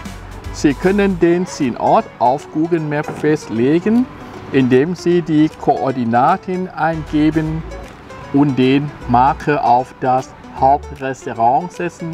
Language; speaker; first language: German; non-native, fluent; Thai